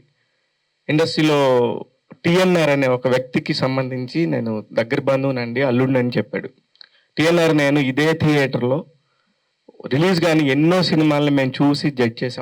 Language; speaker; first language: Telugu; native; Telugu